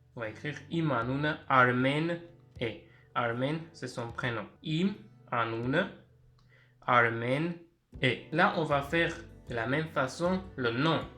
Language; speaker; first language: French; native; French